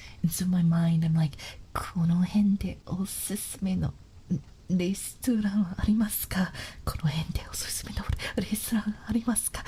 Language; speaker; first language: Japanese; non-native, learner; English